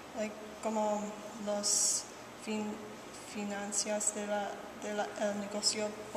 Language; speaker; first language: Spanish; non-native, learner; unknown